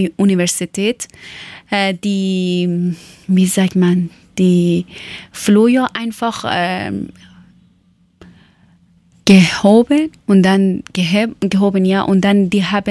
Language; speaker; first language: German; non-native, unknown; Persian